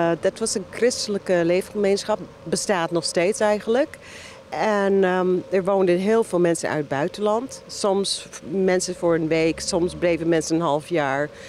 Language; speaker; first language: Dutch; non-native, fluent; English